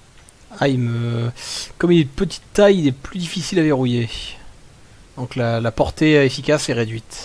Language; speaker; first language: French; native; French